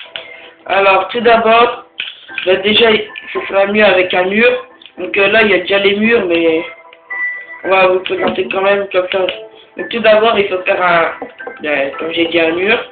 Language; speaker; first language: French; native; French